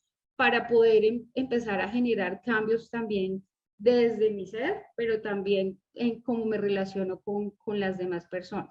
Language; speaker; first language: Spanish; native; Spanish